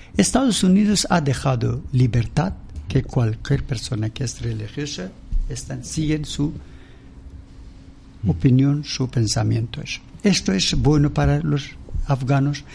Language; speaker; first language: Spanish; non-native, learner; Persian